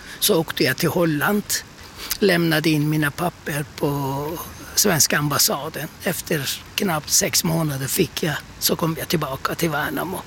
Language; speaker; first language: Swedish; non-native, fluent; Turkish